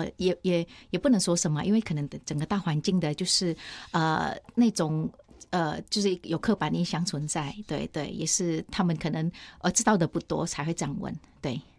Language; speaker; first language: Chinese; non-native, fluent; Indonesian